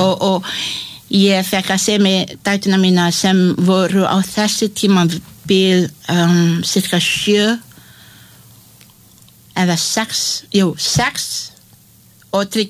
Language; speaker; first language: Icelandic; non-native, learner; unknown